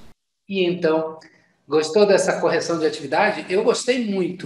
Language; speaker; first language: Portuguese; native; Portuguese